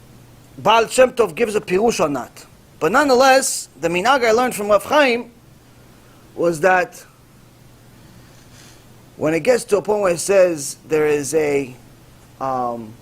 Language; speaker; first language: English; non-native, fluent; Hebrew